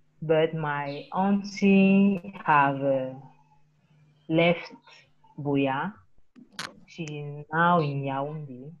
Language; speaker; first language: English; non-native, learner; French